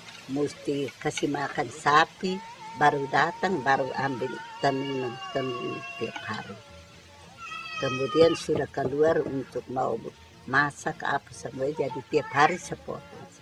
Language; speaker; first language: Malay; non-native, local second language; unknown